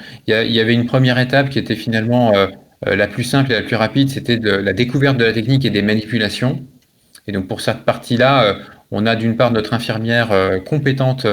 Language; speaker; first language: French; native; French